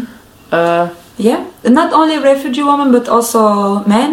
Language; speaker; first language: English; non-native, fluent; Arabic